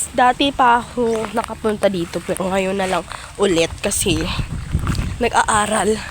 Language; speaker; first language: Filipino; non-native, local second language; Cebuano